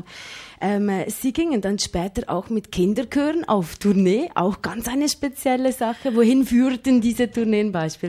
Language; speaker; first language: German; native; German